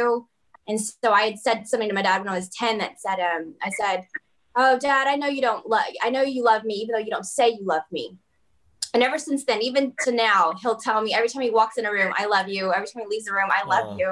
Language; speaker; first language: English; native; English